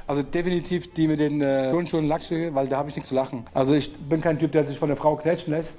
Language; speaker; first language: German; early bilingual, other home language; Turkish